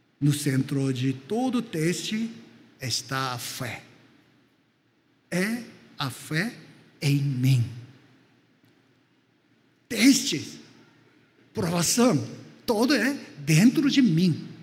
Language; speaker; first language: Portuguese; non-native, fluent; Korean